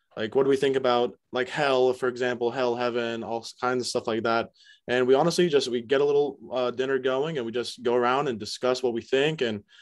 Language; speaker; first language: English; native; English